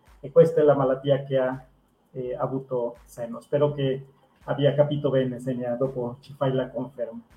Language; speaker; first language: Italian; non-native, fluent; Spanish